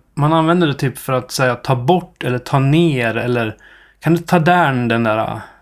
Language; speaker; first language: Swedish; native; Swedish